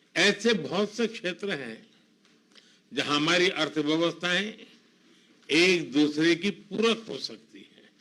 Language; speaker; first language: Hindi; non-native, local second language; Gujarati